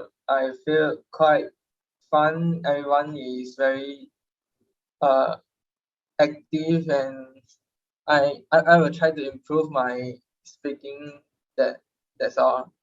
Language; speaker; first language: English; non-native, learner; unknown